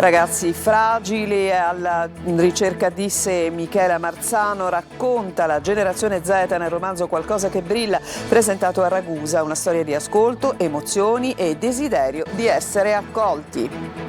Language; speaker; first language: Italian; native; Italian